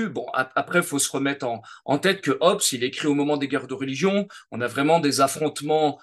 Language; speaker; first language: French; native; French